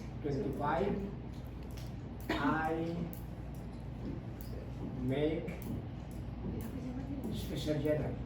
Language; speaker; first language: English; non-native, fluent; Indonesian